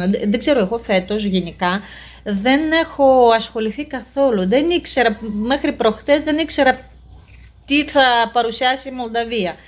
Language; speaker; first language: Greek; non-native, fluent; Russian